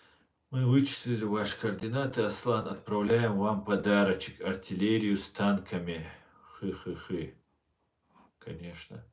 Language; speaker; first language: Russian; non-native, local second language; Chechen